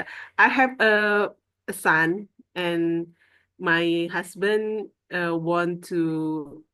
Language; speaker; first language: English; non-native, learner; Indonesian